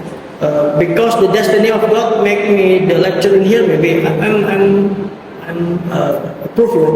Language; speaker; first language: English; non-native, learner; Indonesian